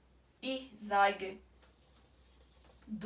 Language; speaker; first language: German; non-native, fluent; Portuguese